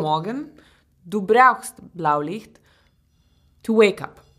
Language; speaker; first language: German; non-native, learner; English